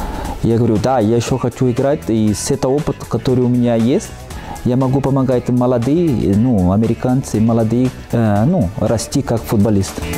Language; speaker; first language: Russian; non-native, fluent; Portuguese